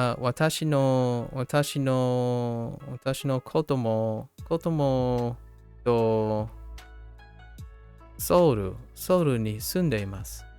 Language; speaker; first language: Japanese; non-native, learner; English